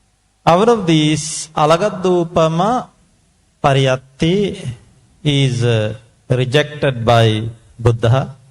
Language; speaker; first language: English; non-native, local second language; Sinhala